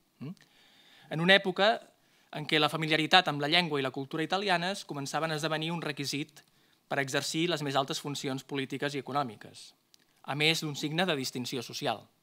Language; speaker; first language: Catalan; native; Catalan